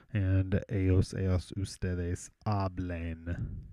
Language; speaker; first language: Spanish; non-native, fluent; English